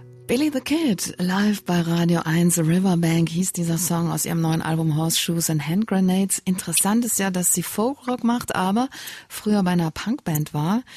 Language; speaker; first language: German; native; German